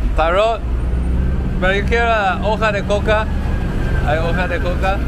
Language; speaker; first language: Spanish; non-native, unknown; English